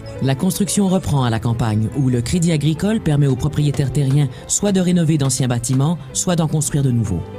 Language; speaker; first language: French; native; French